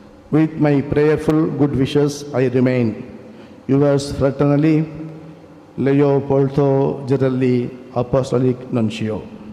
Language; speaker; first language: English; non-native, local second language; Tamil